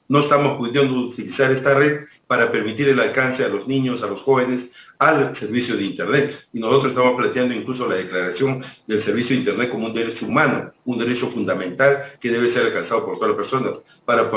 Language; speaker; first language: Spanish; native; Spanish